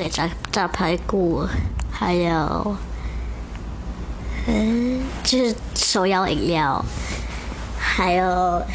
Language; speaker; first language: Chinese; early bilingual, heritage; Chinese